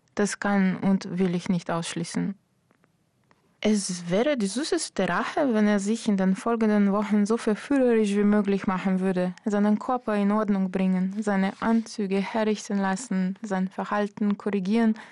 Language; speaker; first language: German; non-native, fluent; Slovenian